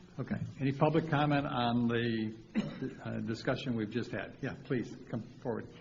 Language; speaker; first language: English; native; English